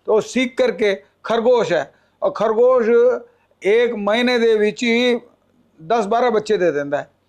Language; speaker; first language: Hindi; non-native, local second language; Punjabi